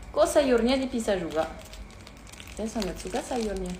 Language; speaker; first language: Indonesian; non-native, learner; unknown